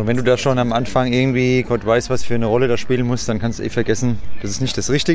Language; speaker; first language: German; native; German